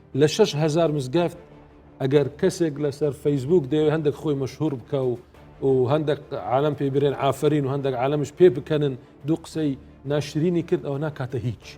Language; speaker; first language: Central Kurdish; non-native, local second language; Assyrian Neo-Aramaic